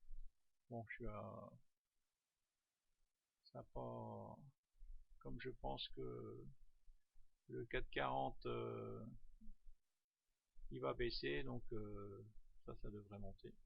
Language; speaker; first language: French; native; French